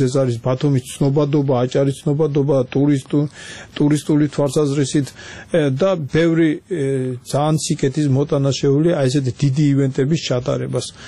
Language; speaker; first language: Georgian; early bilingual, heritage; Georgian